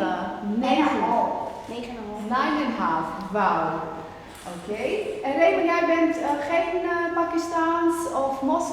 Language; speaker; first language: Dutch; non-native, fluent; Urdu